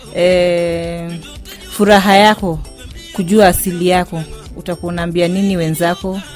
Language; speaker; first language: Swahili; non-native, local second language; Luo (Kenya and Tanzania)